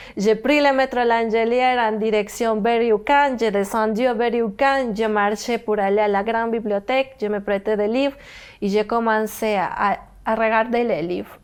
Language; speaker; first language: French; non-native, learner; Spanish